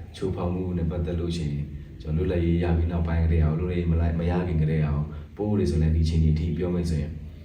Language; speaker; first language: Burmese; non-native, local second language; Pa'o Karen